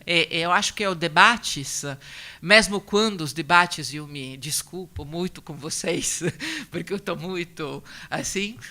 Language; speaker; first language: Portuguese; non-native, learner; Italian